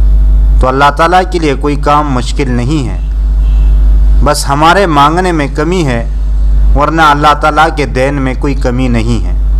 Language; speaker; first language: Urdu; native; Urdu